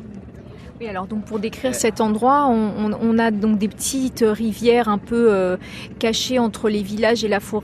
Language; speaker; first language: French; native; French